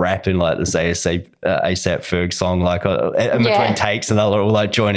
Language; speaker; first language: English; native; English